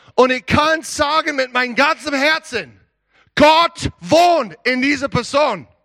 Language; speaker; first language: German; non-native, learner; English